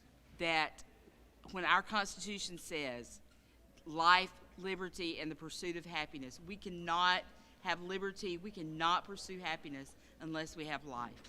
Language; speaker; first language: English; native; English